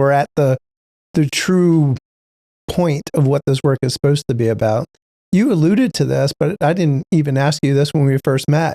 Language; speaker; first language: English; native; English